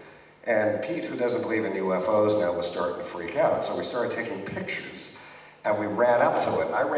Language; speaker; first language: English; native; English